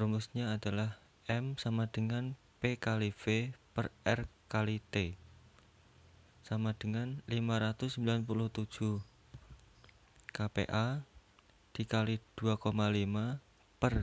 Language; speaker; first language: Indonesian; native; Indonesian